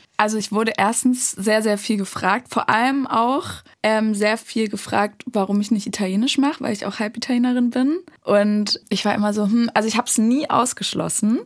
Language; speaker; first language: German; native; German